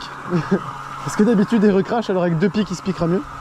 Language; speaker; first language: French; native; French